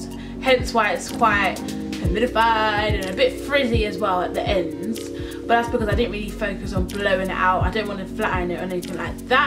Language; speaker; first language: English; native; English